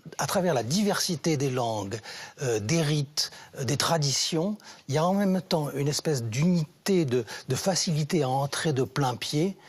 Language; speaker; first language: French; native; French